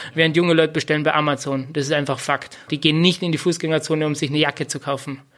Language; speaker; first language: German; native; German